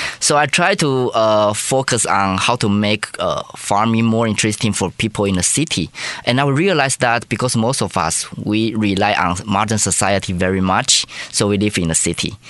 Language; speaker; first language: English; non-native, fluent; Chinese